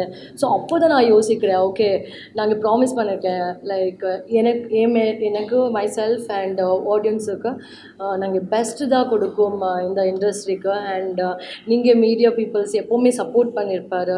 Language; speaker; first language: Tamil; non-native, learner; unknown